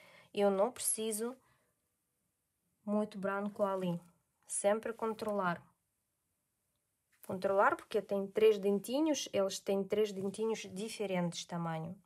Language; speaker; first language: Portuguese; non-native, learner; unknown